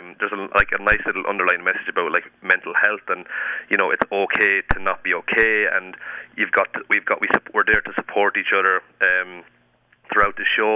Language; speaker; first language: English; native; English